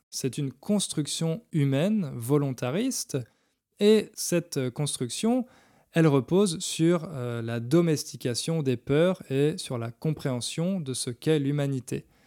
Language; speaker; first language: French; native; French